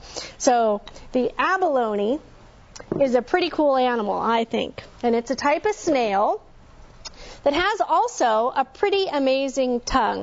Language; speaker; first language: English; native; English